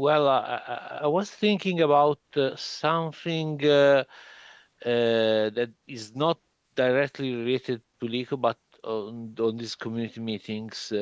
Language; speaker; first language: English; non-native, learner; Italian